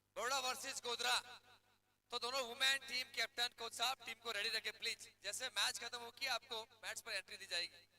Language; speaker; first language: Hindi; non-native, local second language; Gujarati